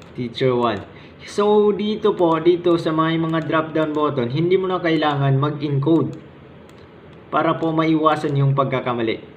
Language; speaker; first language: Filipino; non-native, local second language; Maranao